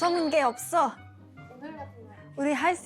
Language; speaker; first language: Korean; non-native, learner; Thai